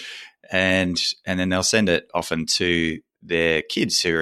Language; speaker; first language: English; native; English